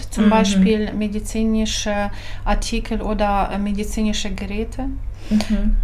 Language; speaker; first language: German; non-native, fluent; Ukrainian